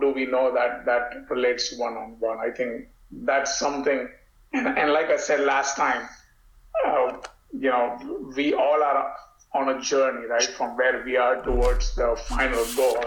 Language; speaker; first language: English; non-native, local second language; Gujarati